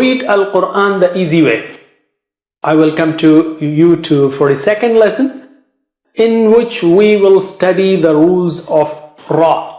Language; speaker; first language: English; non-native, fluent; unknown